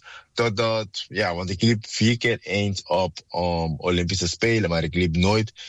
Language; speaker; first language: Dutch; non-native, fluent; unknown